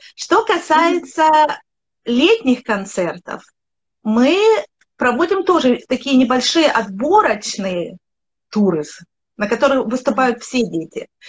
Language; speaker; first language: Russian; native; Russian